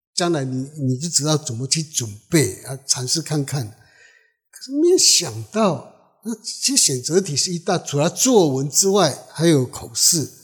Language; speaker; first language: Chinese; non-native, local second language; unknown